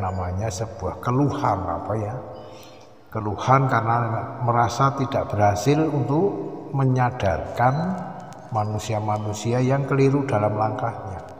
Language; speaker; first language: Indonesian; native; Indonesian